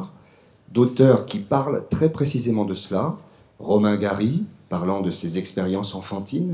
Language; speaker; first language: French; native; French